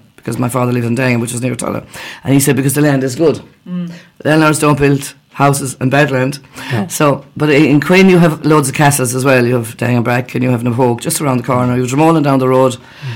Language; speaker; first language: English; native; English